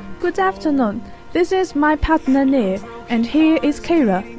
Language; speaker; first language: English; non-native, learner; Chinese